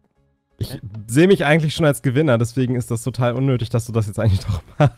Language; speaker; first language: German; native; German